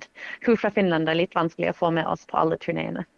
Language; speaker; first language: Norwegian; non-native, fluent; English